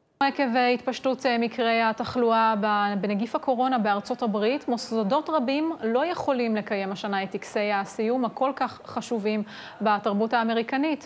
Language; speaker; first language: Hebrew; native; Hebrew